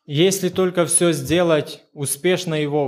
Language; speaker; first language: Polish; non-native, learner; Ukrainian